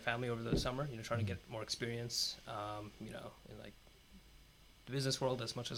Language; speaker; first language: English; native; English